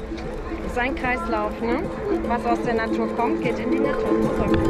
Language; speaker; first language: German; native; German